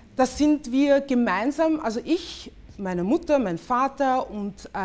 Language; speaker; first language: German; early bilingual, other home language; English